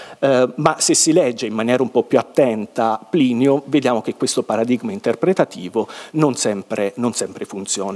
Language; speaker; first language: Italian; native; Italian